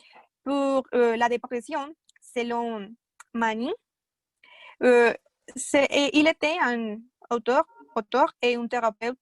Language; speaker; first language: French; non-native, fluent; Spanish